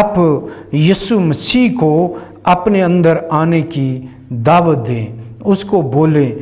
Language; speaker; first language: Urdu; non-native, local second language; Punjabi